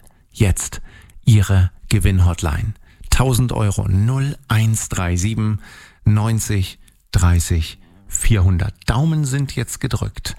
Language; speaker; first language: German; native; German